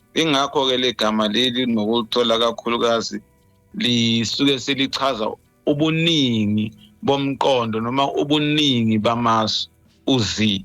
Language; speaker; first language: Zulu; native; Zulu